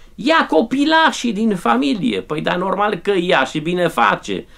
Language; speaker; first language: Romanian; native; Romanian